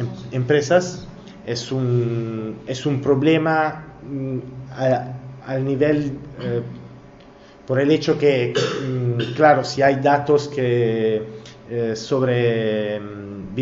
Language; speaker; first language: Spanish; non-native, learner; Italian